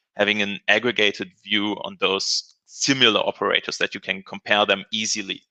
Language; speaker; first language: English; non-native, fluent; German